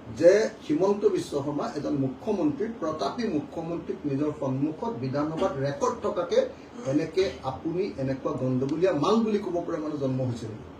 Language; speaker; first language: Assamese; native; Assamese